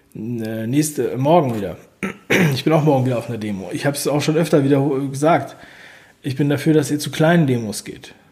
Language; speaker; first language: German; native; German